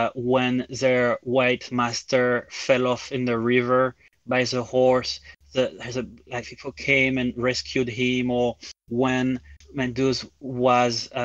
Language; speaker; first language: English; non-native, fluent; French